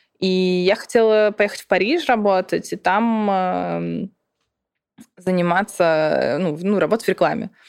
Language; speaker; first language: Russian; early bilingual, other home language; Serbian